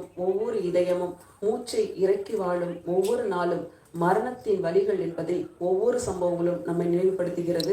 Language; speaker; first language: Tamil; native; Tamil